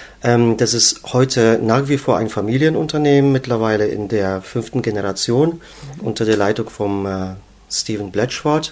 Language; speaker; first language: German; native; German